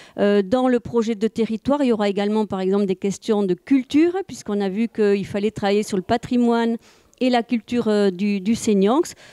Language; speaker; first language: French; native; French